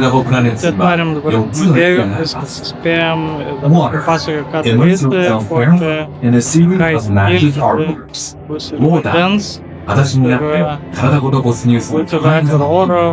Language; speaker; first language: Lithuanian; native; Lithuanian